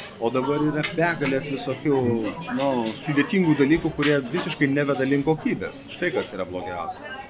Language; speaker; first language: Lithuanian; native; Lithuanian